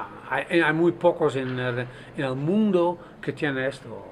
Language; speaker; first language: Spanish; non-native, fluent; Dutch